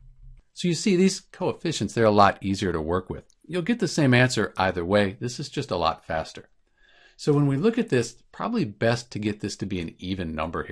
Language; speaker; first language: English; native; English